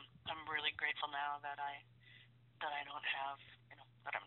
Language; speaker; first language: English; native; English